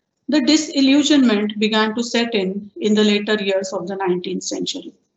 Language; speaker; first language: English; non-native, local second language; Marathi